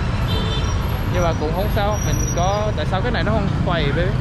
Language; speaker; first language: Vietnamese; early bilingual, heritage; Vietnamese